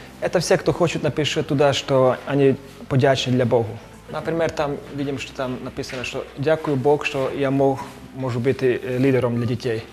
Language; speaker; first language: Russian; non-native, local second language; Romany